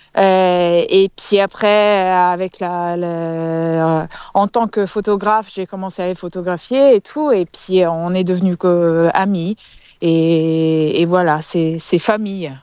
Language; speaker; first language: French; early bilingual, heritage; French